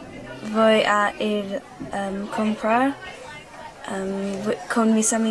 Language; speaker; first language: Spanish; non-native, learner; English